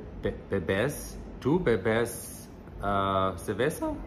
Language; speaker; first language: Spanish; non-native, learner; English